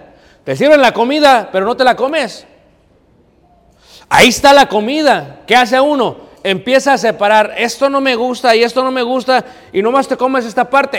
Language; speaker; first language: Spanish; native; Spanish